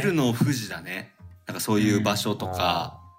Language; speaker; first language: Japanese; native; Japanese